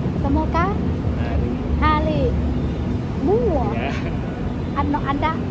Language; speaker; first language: Indonesian; non-native, learner; Thai